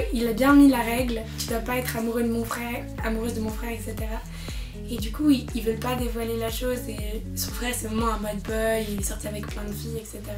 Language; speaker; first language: French; native; French